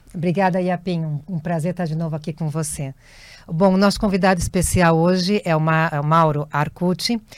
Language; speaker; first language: Portuguese; native; Portuguese